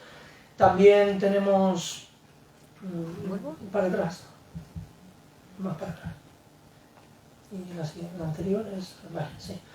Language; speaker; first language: Spanish; native; Spanish